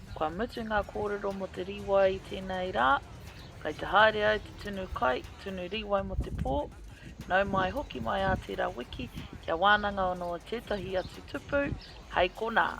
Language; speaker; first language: Māori; non-native, local second language; English